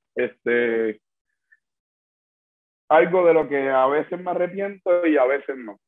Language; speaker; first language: Spanish; native; Spanish